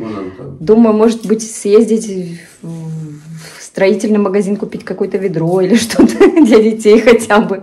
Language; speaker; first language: Russian; native; Russian